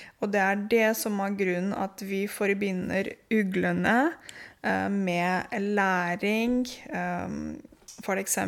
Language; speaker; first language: Norwegian; non-native, fluent; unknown